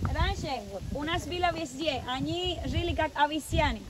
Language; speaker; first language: Russian; non-native, learner; Spanish